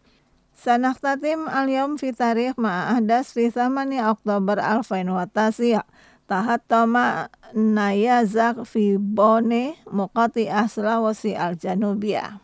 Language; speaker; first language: Arabic; non-native, fluent; Indonesian